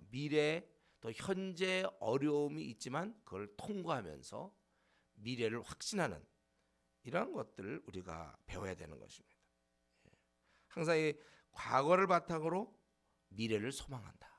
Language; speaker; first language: Korean; native; Korean